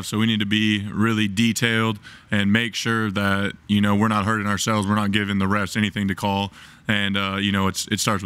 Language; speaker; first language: English; native; English